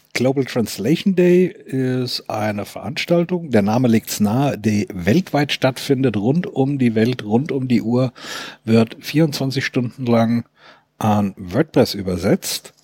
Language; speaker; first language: German; native; German